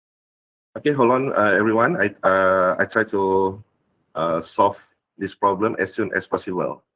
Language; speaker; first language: English; non-native, fluent; Malay